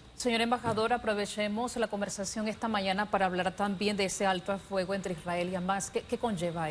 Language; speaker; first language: Spanish; native; Spanish